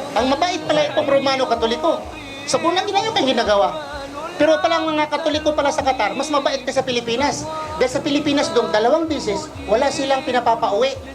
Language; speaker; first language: Filipino; non-native, local second language; Cebuano